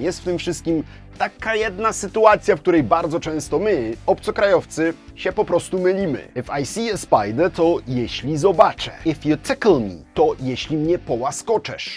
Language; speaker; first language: Polish; native; Polish